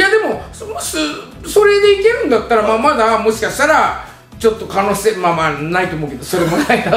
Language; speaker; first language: Japanese; native; Japanese